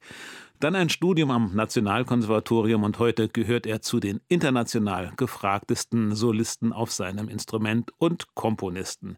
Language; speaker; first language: German; native; German